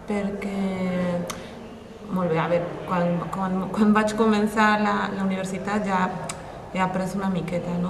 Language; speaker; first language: Catalan; non-native, fluent; Spanish